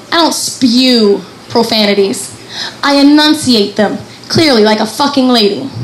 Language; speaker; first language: English; native; English